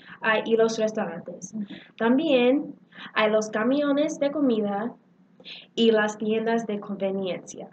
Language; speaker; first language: Spanish; non-native, learner; English